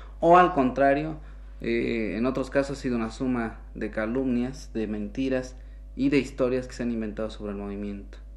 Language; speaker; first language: Spanish; native; Spanish